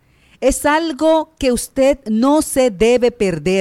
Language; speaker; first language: Spanish; native; Spanish